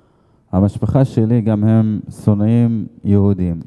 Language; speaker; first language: Hebrew; non-native, fluent; Arabic